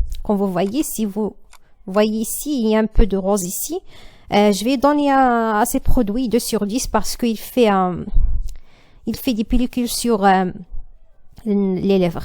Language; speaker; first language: French; non-native, learner; Arabic